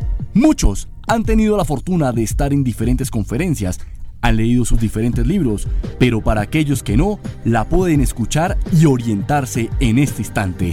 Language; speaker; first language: Spanish; native; Spanish